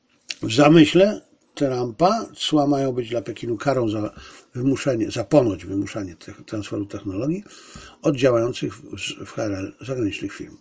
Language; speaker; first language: Polish; native; Polish